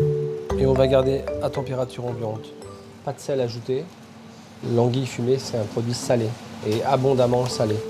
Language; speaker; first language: French; native; French